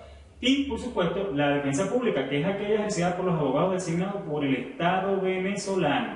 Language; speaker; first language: Spanish; native; Spanish